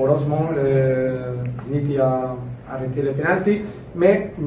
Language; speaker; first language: French; non-native, learner; Spanish